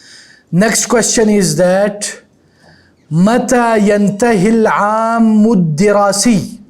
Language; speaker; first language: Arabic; non-native, fluent; Urdu